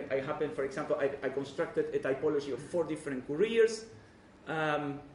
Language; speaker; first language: English; non-native, fluent; Spanish